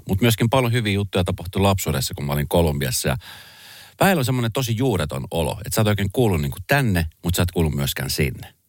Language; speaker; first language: Finnish; early bilingual, other home language; Spanish